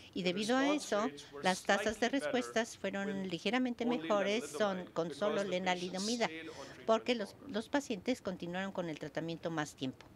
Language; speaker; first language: Spanish; non-native, fluent; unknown